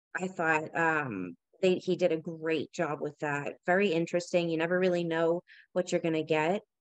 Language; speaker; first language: English; native; English